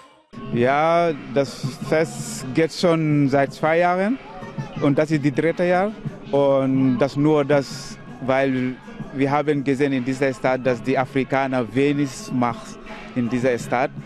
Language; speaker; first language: German; non-native, learner; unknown